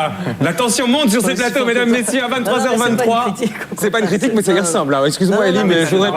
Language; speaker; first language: French; native; French